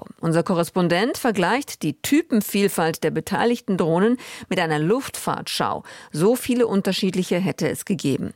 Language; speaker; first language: German; native; German